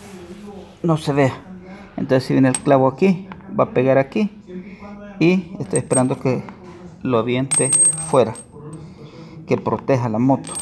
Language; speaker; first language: Spanish; native; Spanish